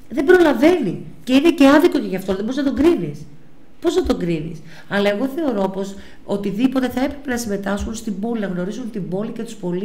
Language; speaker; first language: Greek; native; Greek